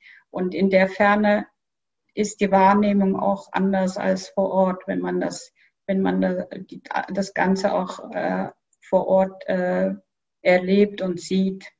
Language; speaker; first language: German; non-native, fluent; Kyrgyz